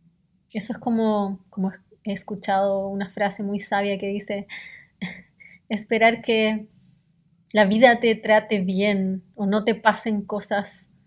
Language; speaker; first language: Spanish; native; Spanish